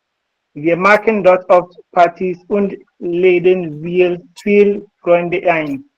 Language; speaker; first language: German; non-native, learner; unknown